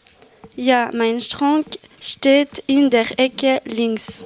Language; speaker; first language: German; non-native, learner; French